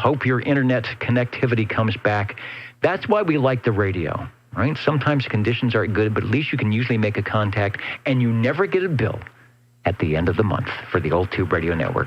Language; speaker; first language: English; native; English